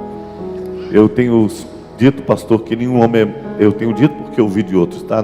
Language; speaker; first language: Portuguese; native; Portuguese